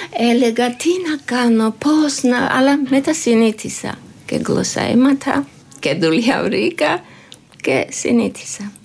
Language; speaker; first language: Greek; non-native, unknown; Georgian